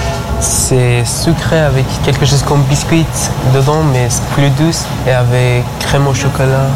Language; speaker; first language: French; non-native, learner; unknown